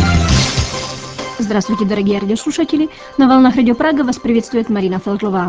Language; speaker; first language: Russian; native; Russian